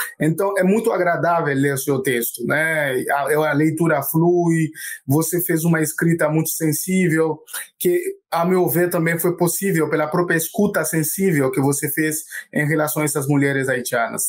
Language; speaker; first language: Portuguese; non-native, fluent; Haitian Creole